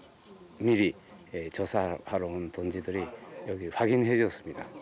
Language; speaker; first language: Korean; early bilingual, heritage; Korean